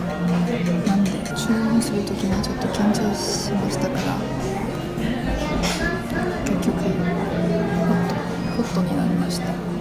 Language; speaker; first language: Japanese; non-native, learner; French